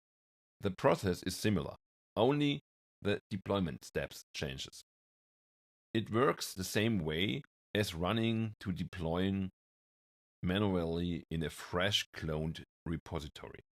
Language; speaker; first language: English; non-native, fluent; German